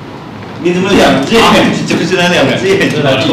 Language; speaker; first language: Chinese; native; Chinese